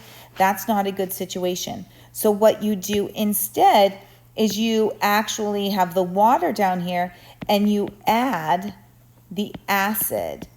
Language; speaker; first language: English; native; English